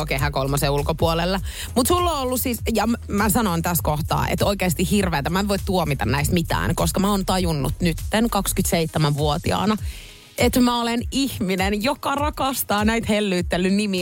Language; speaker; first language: Finnish; native; Finnish